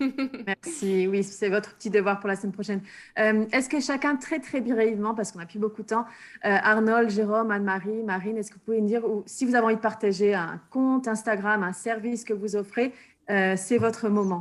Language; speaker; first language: French; native; French